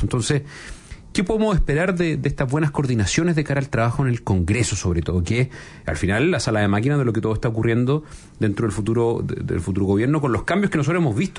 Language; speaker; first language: Spanish; native; Spanish